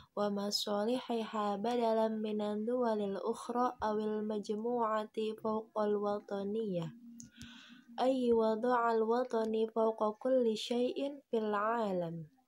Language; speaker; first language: Arabic; non-native, learner; Indonesian